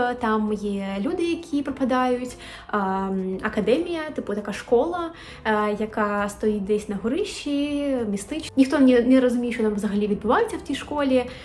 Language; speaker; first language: Ukrainian; native; Ukrainian